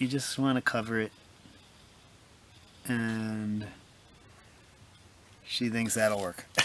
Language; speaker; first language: English; native; English